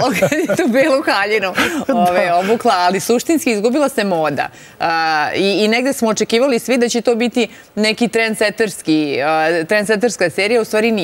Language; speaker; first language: Serbian; native; Serbian